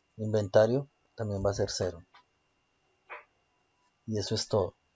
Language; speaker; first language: Spanish; native; Spanish